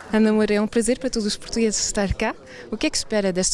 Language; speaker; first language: Portuguese; early bilingual, heritage; Portuguese